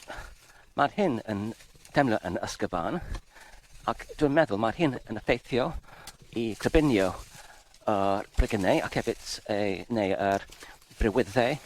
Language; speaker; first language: Welsh; non-native, fluent; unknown